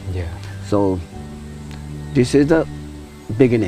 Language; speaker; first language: English; non-native, learner; Japanese